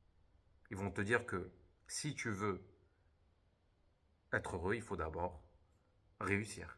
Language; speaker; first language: French; native; French